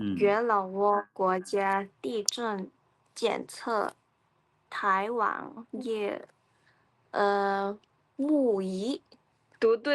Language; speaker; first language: Chinese; non-native, learner; Lao